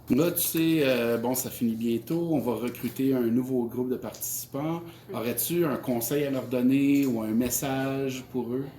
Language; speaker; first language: French; native; French